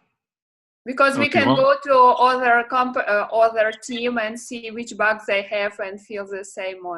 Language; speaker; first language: English; non-native, learner; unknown